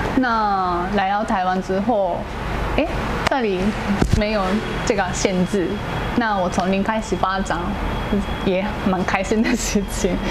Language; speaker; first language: Chinese; non-native, fluent; Japanese